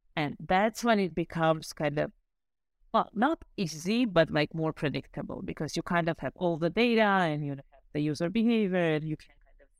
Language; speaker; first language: English; non-native, fluent; Armenian